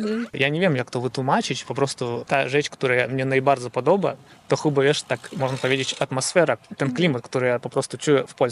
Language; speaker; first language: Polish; non-native, fluent; Russian